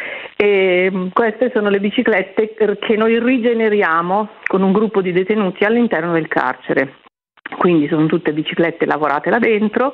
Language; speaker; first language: Italian; native; Italian